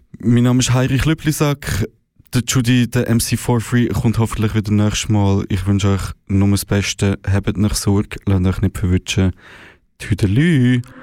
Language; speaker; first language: German; native; German